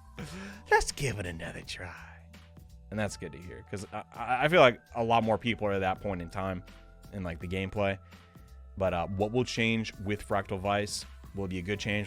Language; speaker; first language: English; native; English